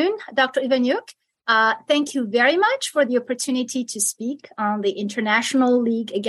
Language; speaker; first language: English; non-native, fluent; Arabic